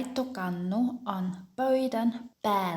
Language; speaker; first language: Finnish; non-native, fluent; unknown